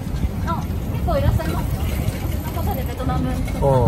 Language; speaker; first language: Japanese; native; Japanese